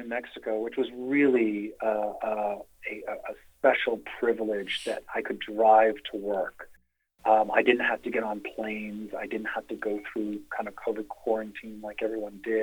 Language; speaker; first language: English; native; English